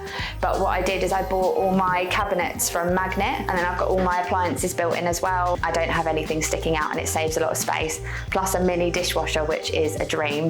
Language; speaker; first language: English; native; English